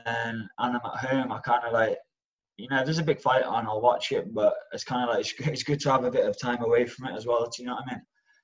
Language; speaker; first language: English; native; English